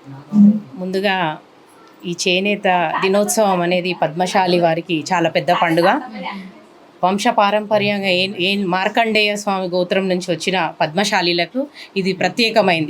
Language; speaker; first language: Telugu; native; Telugu